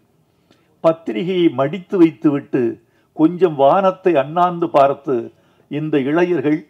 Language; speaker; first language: Tamil; native; Tamil